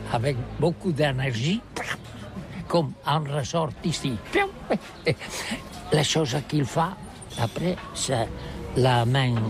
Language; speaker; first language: French; non-native, learner; Catalan